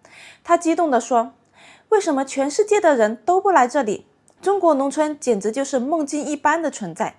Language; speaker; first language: Chinese; native; Chinese